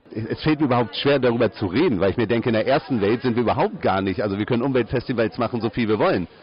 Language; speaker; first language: German; native; German